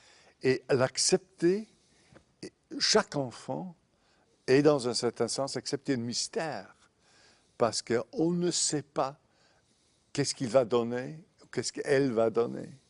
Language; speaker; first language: French; non-native, fluent; English